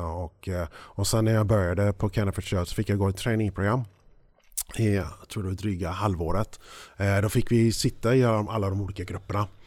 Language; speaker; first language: Swedish; early bilingual, heritage; English